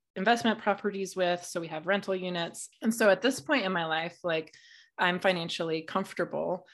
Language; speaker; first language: English; native; English